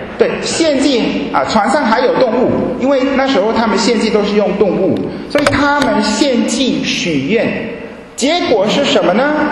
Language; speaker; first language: Chinese; non-native, fluent; German